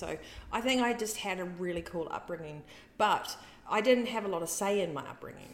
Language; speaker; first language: English; native; English